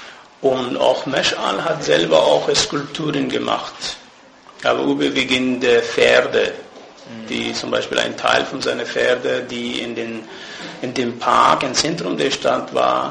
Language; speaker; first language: German; non-native, fluent; Persian